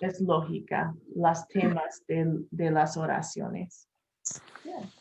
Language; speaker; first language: Spanish; non-native, learner; English